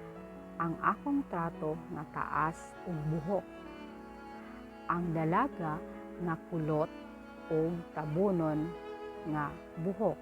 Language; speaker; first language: Cebuano; non-native, learner; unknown